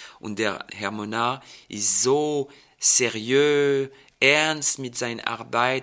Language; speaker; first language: German; non-native, fluent; French